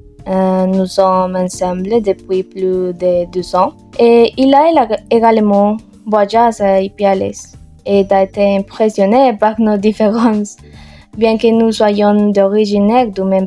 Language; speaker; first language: French; non-native, learner; Spanish